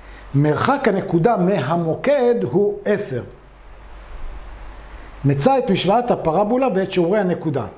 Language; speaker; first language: Hebrew; native; Hebrew